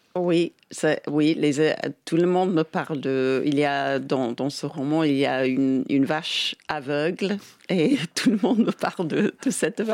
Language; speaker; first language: French; non-native, fluent; English